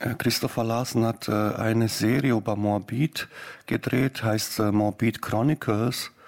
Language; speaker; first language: German; non-native, fluent; Bosnian